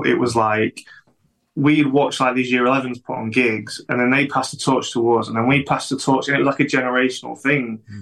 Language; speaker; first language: English; native; English